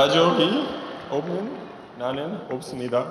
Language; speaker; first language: Korean; non-native, learner; English